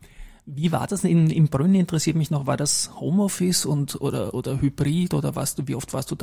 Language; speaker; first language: German; native; German